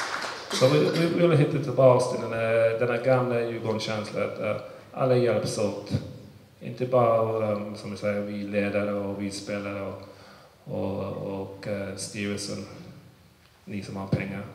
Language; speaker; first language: Swedish; early bilingual, other home language; English